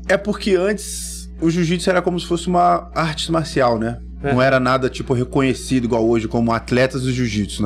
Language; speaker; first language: Portuguese; native; Portuguese